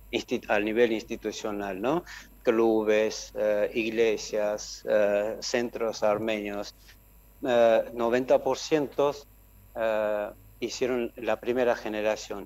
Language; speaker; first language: Spanish; non-native, fluent; Armenian